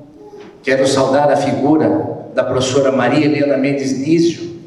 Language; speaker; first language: Portuguese; native; Portuguese